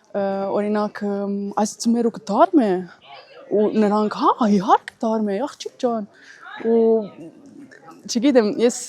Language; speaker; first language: Armenian; non-native, learner; Italian